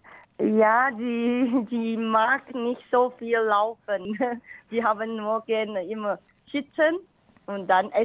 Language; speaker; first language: German; non-native, learner; Chinese